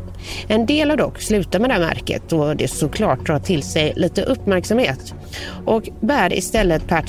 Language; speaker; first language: Swedish; native; Swedish